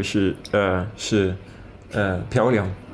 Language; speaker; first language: Chinese; non-native, learner; French